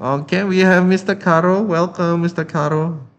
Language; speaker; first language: English; non-native, fluent; Indonesian